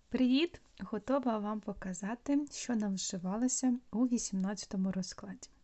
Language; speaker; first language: Ukrainian; non-native, local second language; Russian